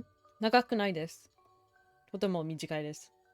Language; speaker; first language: Japanese; non-native, learner; English